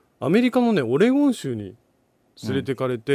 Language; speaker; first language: Japanese; native; Japanese